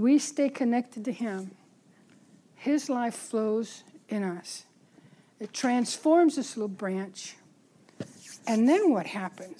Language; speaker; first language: English; native; English